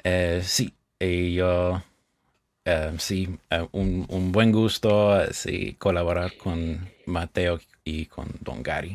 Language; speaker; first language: Spanish; non-native, fluent; English